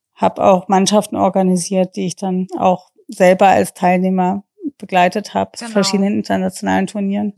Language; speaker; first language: German; non-native, fluent; English